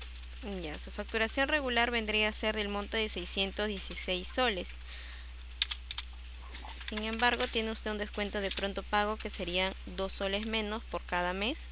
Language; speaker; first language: Spanish; native; Spanish